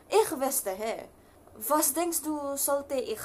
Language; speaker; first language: German; non-native, learner; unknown